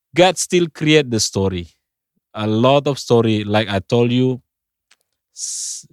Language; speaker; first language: English; non-native, fluent; Indonesian